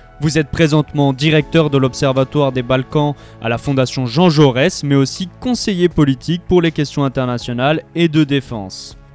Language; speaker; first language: French; native; French